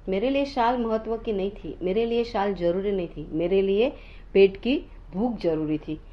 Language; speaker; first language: Hindi; non-native, local second language; Marathi